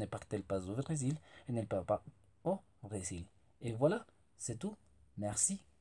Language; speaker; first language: French; non-native, fluent; Spanish